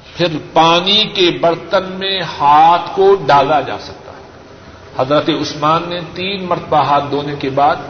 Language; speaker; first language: Urdu; non-native, local second language; Punjabi